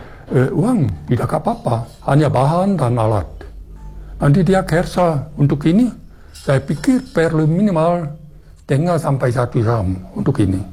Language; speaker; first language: Indonesian; non-native, fluent; German